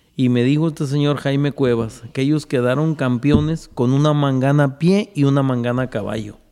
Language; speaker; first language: Spanish; native; Spanish